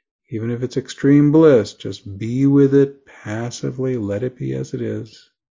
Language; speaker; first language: English; native; English